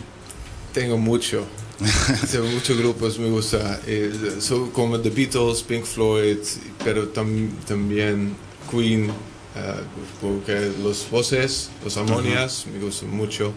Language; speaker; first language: Spanish; non-native, learner; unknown